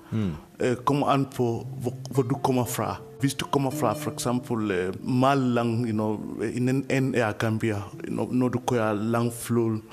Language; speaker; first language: Danish; non-native, fluent; Mandingo